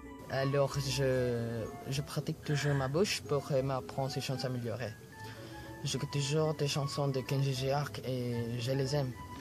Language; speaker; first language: French; non-native, learner; Filipino